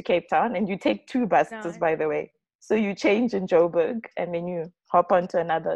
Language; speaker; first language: English; non-native, local second language; Shona